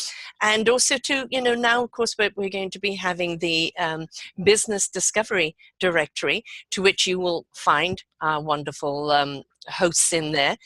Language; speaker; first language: English; native; English